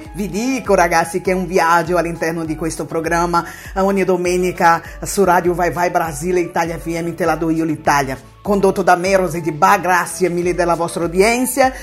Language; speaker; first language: Italian; non-native, fluent; Portuguese